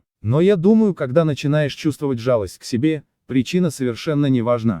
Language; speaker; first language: Russian; native; Russian